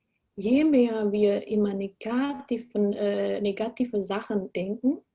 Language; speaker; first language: German; non-native, fluent; Indonesian